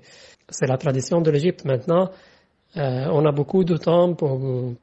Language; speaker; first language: French; non-native, fluent; Arabic